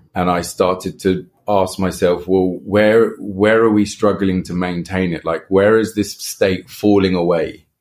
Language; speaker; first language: English; native; English